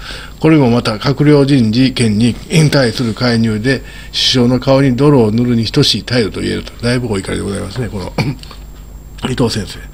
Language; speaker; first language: Japanese; native; Japanese